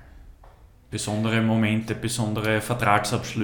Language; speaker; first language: German; native; German